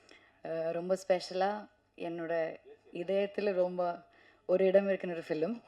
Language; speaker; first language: Tamil; non-native, learner; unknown